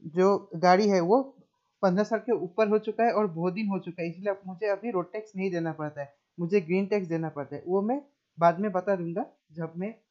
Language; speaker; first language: Hindi; non-native, local second language; Assamese